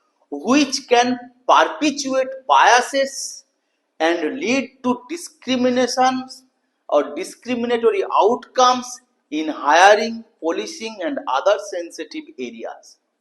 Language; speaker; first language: English; non-native, local second language; Bangla